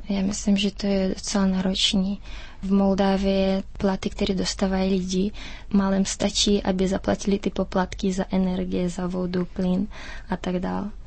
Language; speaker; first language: Czech; early bilingual, heritage; Czech